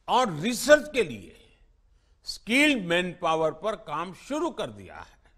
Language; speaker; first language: Hindi; non-native, local second language; Gujarati